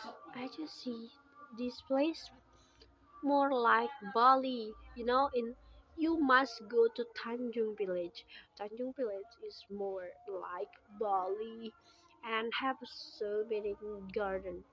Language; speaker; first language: English; non-native, local second language; Indonesian